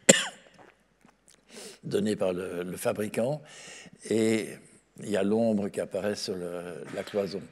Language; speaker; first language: French; native; French